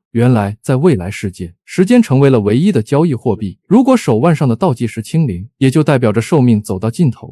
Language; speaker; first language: Chinese; native; Chinese